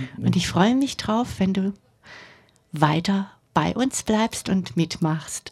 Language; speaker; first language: German; native; German